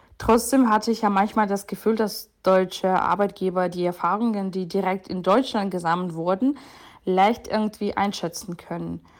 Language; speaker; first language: German; non-native, fluent; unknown